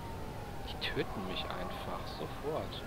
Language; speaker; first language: German; native; German